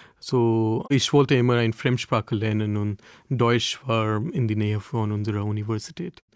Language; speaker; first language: German; non-native, learner; Hindi